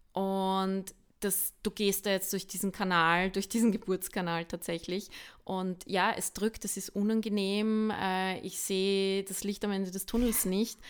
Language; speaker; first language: German; early bilingual, other home language; Bosnian